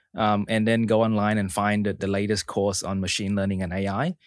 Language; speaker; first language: English; early bilingual, other home language; Vietnamese